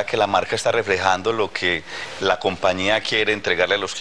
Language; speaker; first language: Spanish; native; Spanish